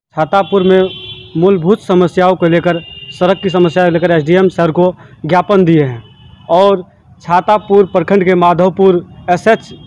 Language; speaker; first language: Hindi; native; Hindi